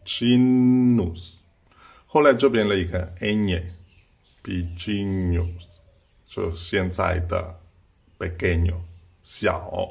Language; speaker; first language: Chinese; non-native, fluent; Spanish